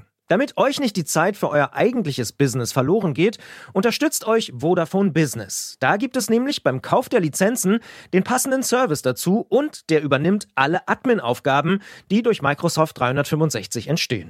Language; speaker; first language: German; native; German